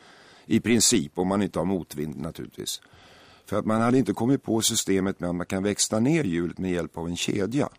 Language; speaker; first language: Swedish; native; Swedish